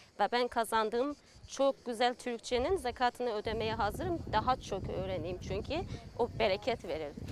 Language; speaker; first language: Turkish; non-native, fluent; Persian